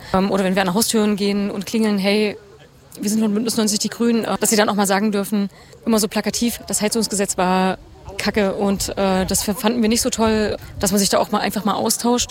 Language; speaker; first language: German; native; German